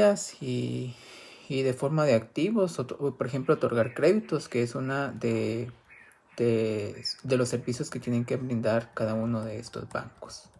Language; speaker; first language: Spanish; native; Spanish